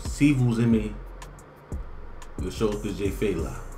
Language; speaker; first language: French; non-native, learner; English